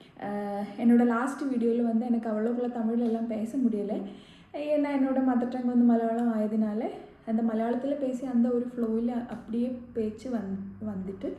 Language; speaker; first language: Tamil; non-native, learner; Malayalam